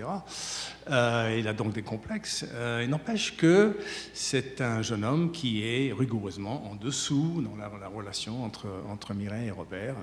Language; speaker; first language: French; native; French